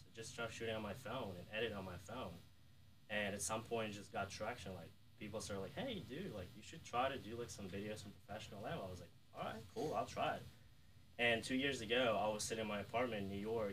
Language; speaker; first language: English; non-native, fluent; Ukrainian